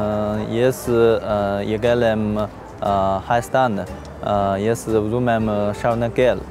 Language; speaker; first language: Armenian; non-native, learner; Chinese